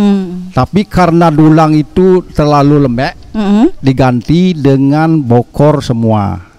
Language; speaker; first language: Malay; non-native, local second language; Balinese